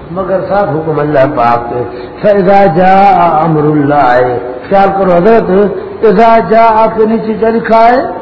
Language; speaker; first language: Urdu; non-native, local second language; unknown